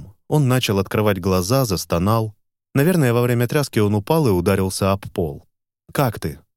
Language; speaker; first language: Russian; native; Russian